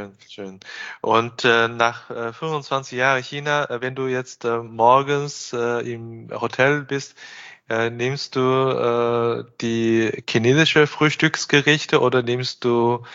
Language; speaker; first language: German; non-native, fluent; Chinese